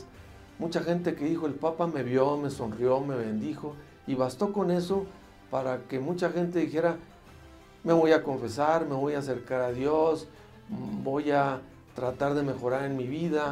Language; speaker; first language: Spanish; native; Spanish